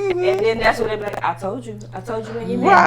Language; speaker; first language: English; native; English